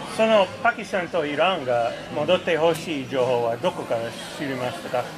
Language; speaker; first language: Japanese; non-native, fluent; English